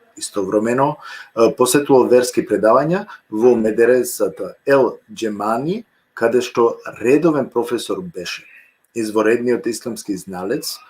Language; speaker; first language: Macedonian; non-native, local second language; Romany